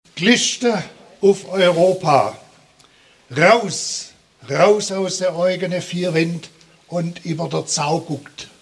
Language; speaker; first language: German; native; German